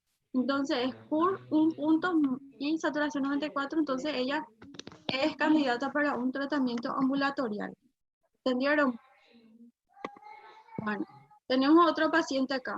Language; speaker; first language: Spanish; native; Spanish